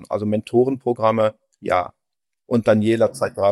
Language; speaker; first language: German; native; German